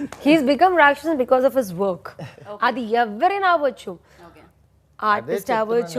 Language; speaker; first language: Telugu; non-native, learner; Malayalam